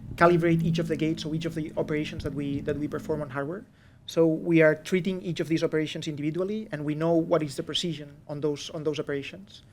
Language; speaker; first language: English; non-native, fluent; Catalan